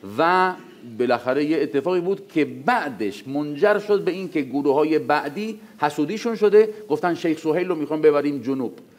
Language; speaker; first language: Persian; non-native, fluent; Spanish